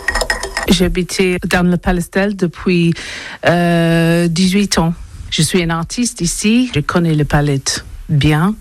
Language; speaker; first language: French; non-native, learner; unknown